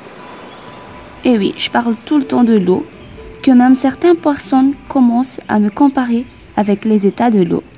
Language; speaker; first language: French; non-native, local second language; Malagasy